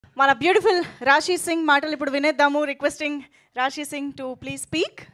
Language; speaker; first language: Telugu; native; Telugu